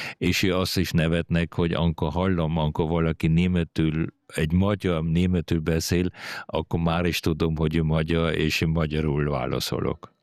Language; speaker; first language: Hungarian; early bilingual, heritage; Hungarian